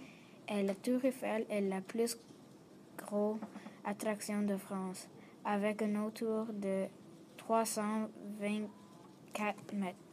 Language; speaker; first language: French; non-native, learner; English